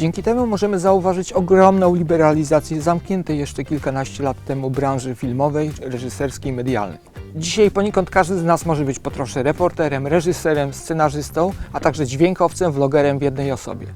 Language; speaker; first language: Polish; native; Polish